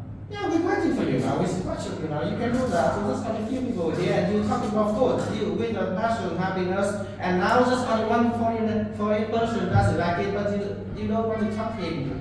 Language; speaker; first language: English; non-native, learner; Vietnamese